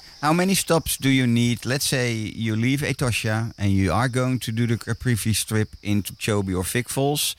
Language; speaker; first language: English; non-native, fluent; Dutch